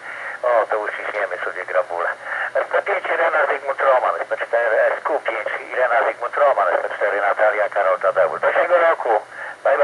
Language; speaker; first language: Polish; native; Polish